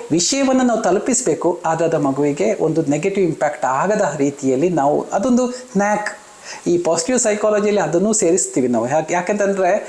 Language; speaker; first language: Kannada; non-native, local second language; Malayalam